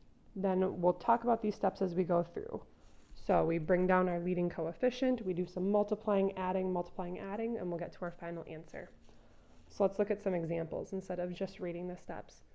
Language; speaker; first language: English; native; English